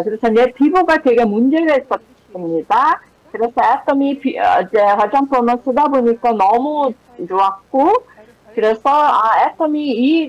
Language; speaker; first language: Korean; non-native, fluent; Mongolian